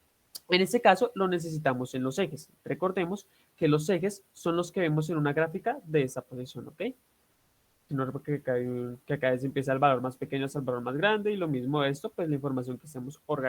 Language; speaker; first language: Spanish; native; Spanish